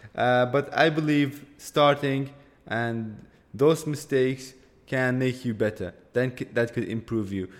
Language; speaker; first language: English; non-native, fluent; Kurdish